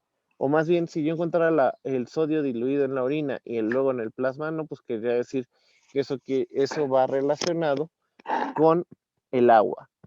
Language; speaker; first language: Spanish; native; Spanish